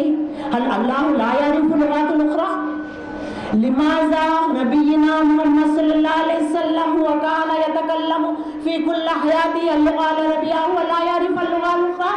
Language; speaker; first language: Arabic; non-native, learner; Urdu